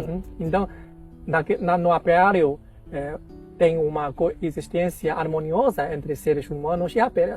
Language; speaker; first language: Portuguese; non-native, fluent; Chinese